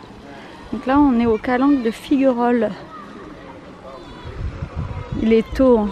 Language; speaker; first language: French; native; French